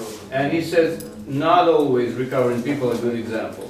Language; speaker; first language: English; non-native, fluent; Russian